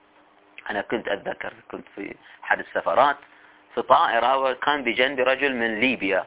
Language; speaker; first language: Arabic; native; Arabic